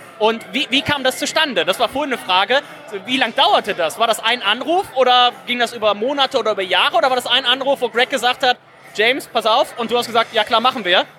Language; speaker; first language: German; native; German